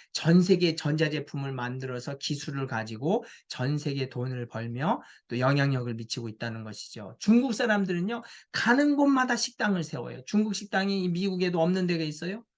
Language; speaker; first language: Korean; native; Korean